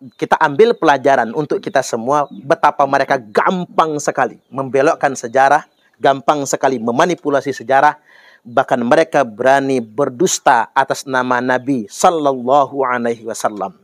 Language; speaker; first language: Indonesian; native; Indonesian